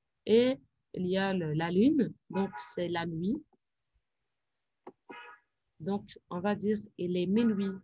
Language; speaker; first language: French; non-native, fluent; Arabic